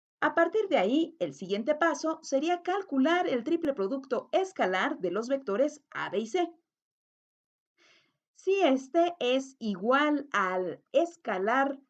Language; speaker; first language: Spanish; native; Spanish